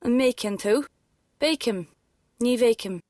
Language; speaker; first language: Irish; non-native, learner; English